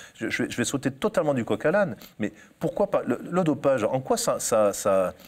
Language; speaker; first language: French; native; French